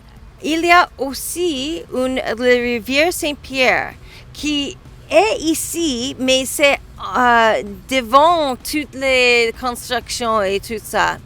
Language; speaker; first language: French; non-native, learner; English